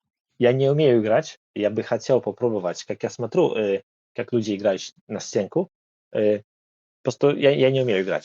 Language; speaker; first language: Russian; non-native, learner; Polish